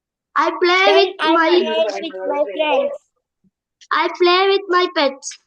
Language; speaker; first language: English; non-native, learner; Malayalam